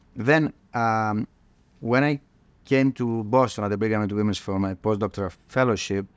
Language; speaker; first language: English; non-native, fluent; Greek